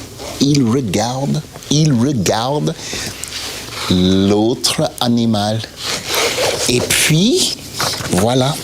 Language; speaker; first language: French; non-native, fluent; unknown